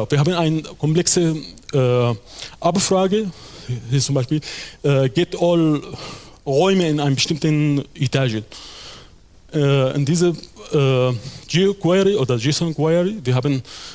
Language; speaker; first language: German; non-native, fluent; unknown